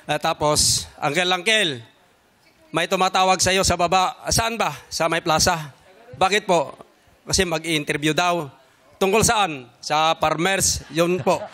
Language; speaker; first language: Filipino; non-native, local second language; Iloko